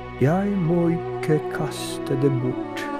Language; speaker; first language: Norwegian; non-native, fluent; Polish